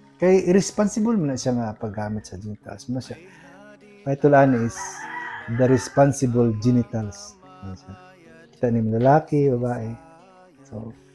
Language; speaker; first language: Cebuano; non-native, local second language; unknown